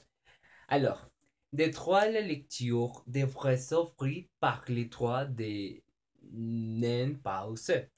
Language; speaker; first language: French; non-native, learner; Spanish